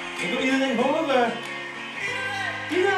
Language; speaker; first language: Dutch; native; Dutch